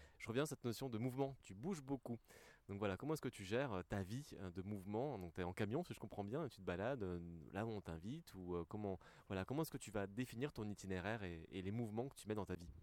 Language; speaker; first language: French; native; French